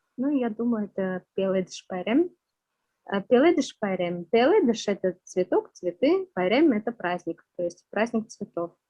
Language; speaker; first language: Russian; non-native, local second language; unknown